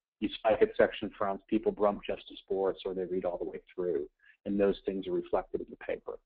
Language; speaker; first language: English; native; English